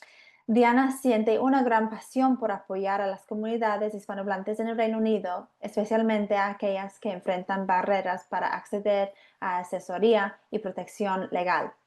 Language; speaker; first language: Spanish; non-native, fluent; English